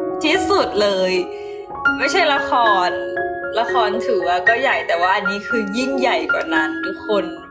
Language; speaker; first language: Thai; early bilingual, heritage; Thai